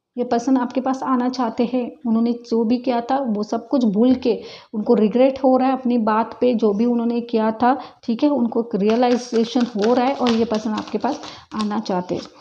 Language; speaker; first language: Hindi; non-native, local second language; Marathi